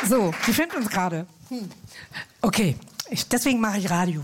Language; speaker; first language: German; native; German